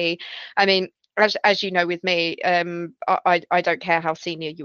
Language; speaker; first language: English; native; English